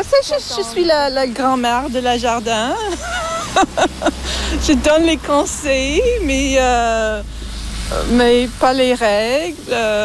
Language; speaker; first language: French; non-native, local second language; English